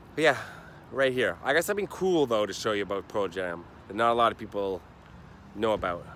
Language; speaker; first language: English; native; English